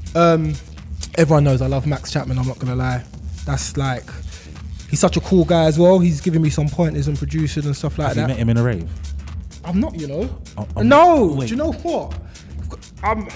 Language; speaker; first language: English; native; English